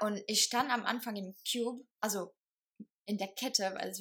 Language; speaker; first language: German; non-native, fluent; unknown